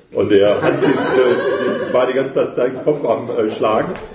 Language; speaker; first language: German; native; German